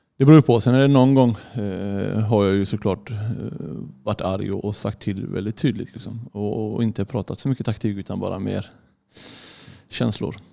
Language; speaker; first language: Swedish; early bilingual, other home language; Arabic